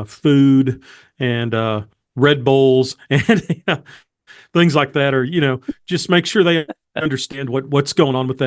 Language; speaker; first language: English; native; English